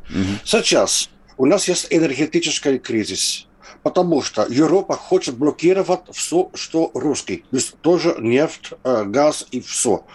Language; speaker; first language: Russian; non-native, fluent; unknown